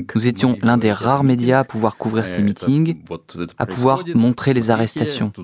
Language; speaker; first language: French; non-native, fluent; Russian